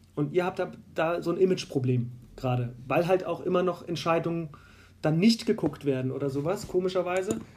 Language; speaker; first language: German; native; German